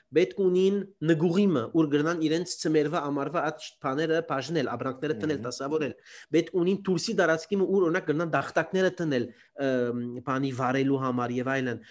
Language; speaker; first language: Armenian; early bilingual, heritage; Armenian